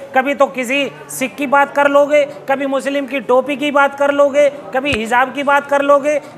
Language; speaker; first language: Hindi; native; Hindi